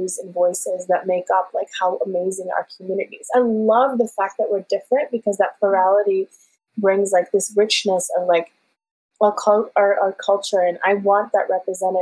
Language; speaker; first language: English; early bilingual, other home language; Persian